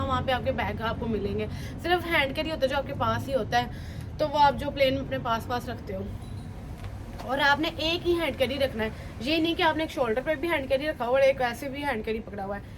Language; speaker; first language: Urdu; native; Urdu